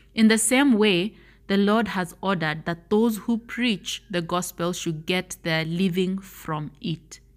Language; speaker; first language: English; non-native, local second language; Swahili